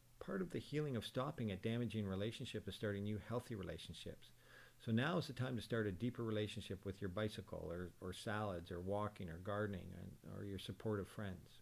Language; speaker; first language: English; native; English